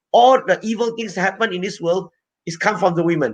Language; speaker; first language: English; non-native, local second language; Malay